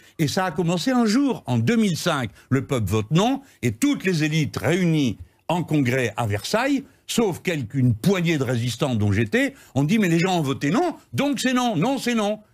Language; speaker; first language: French; native; French